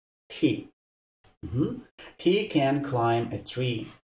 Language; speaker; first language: English; non-native, fluent; Russian